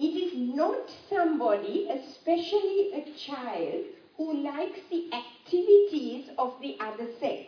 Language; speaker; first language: English; non-native, local second language; Sinhala